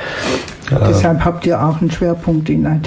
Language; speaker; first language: German; native; German